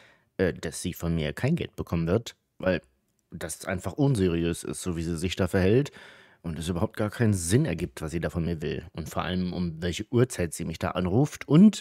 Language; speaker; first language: German; native; German